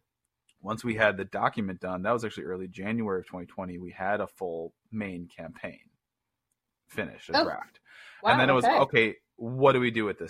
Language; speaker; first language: English; native; English